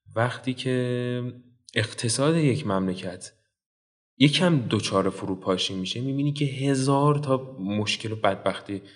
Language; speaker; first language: Persian; native; Persian